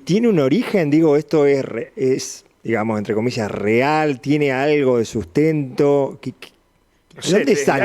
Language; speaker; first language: Spanish; native; Spanish